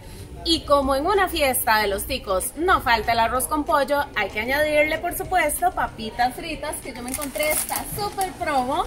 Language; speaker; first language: Spanish; native; Spanish